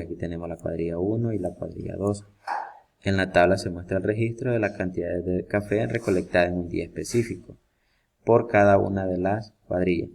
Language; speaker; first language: Spanish; native; Spanish